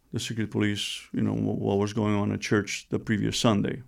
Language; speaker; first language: English; non-native, fluent; Romanian